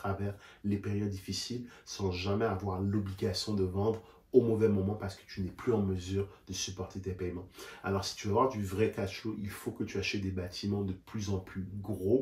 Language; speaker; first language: French; native; French